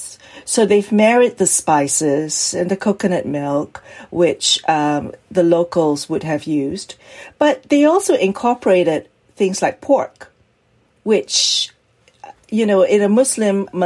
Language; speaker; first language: English; native; English